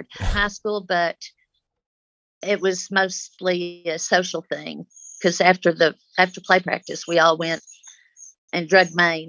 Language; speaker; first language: English; early bilingual, other home language; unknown